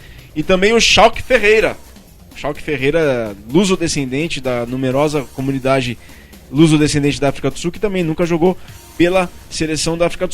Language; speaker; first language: Portuguese; native; Portuguese